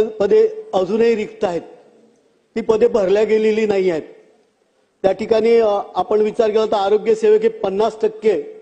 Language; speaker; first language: Marathi; native; Marathi